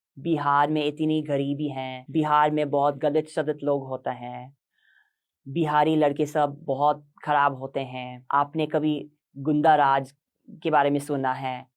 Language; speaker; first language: Hindi; non-native, fluent; English